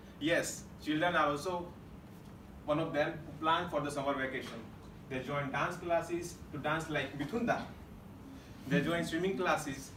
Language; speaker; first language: English; non-native, local second language; Gujarati